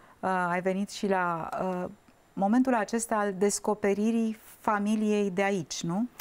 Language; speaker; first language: Romanian; native; Romanian